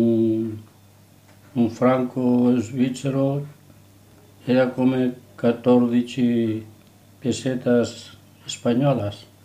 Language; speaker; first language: Italian; non-native, learner; Catalan